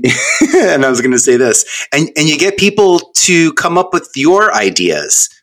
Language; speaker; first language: English; native; English